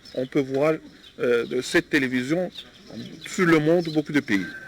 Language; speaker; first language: French; non-native, learner; Turkish